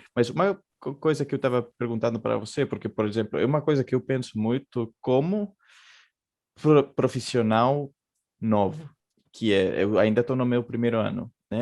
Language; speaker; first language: Portuguese; non-native, fluent; Spanish